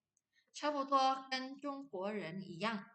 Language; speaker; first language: Chinese; non-native, fluent; Indonesian